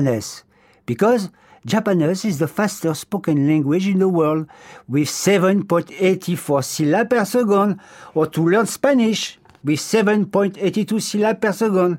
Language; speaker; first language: English; non-native, fluent; French